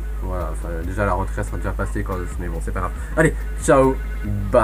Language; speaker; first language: French; native; French